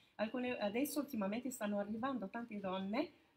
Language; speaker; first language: Italian; non-native, fluent; Arabic